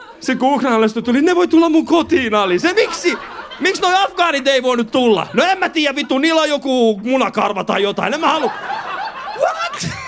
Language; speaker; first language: Finnish; early bilingual, other home language; Persian